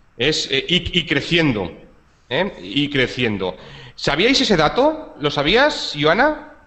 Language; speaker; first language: Spanish; native; Spanish